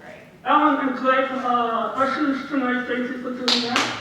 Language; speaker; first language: English; native; English